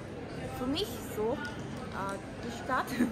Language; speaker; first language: German; non-native, learner; Thai